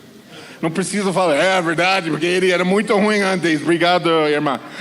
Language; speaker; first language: Portuguese; non-native, fluent; English